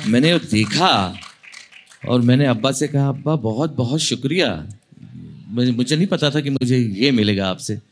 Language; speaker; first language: Hindi; non-native, local second language; Marathi